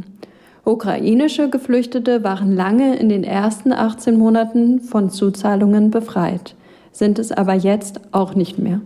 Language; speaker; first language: German; native; German